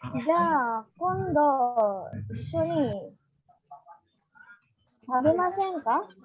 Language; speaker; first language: Japanese; non-native, learner; Indonesian